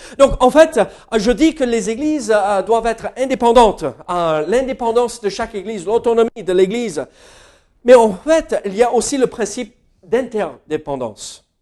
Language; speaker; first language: French; non-native, fluent; English